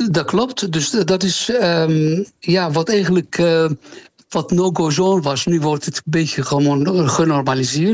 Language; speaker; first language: Dutch; non-native, fluent; Arabic